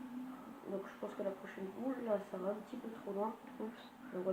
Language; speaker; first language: French; native; French